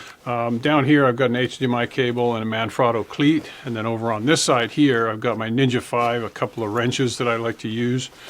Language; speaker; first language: English; native; English